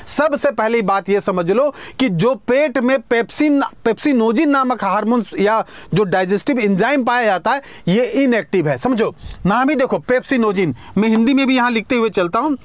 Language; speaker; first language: Hindi; native; Hindi